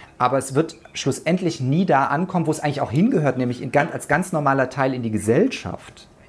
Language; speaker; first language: German; native; German